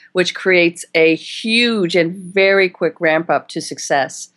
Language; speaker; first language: English; native; English